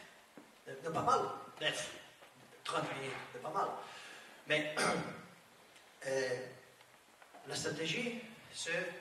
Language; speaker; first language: French; non-native, learner; Spanish